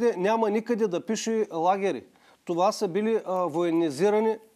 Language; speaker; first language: Bulgarian; native; Bulgarian